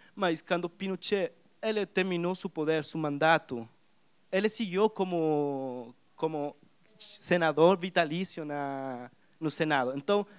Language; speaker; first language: Portuguese; non-native, learner; Spanish